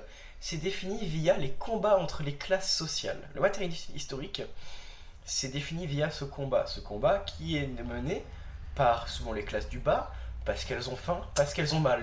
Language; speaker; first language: French; native; French